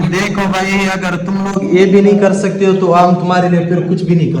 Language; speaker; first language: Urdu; non-native, local second language; Pashto